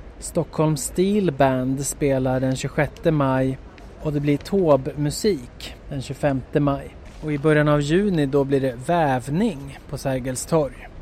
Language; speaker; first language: Swedish; native; Swedish